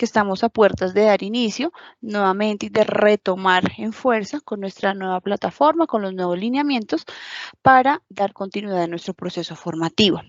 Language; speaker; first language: Spanish; native; Spanish